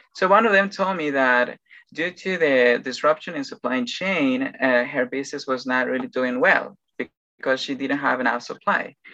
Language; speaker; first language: English; non-native, fluent; Spanish